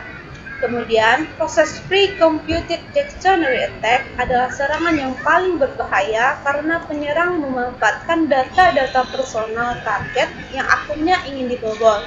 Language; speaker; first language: Indonesian; native; Indonesian